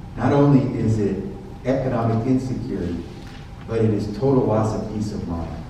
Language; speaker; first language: English; early bilingual, other home language; Spanish